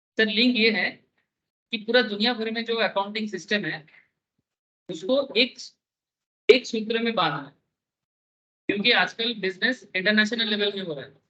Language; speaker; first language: Hindi; non-native, local second language; Bangla